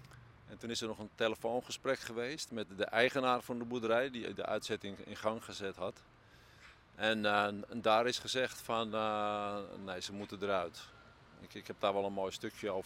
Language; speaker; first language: Dutch; native; Dutch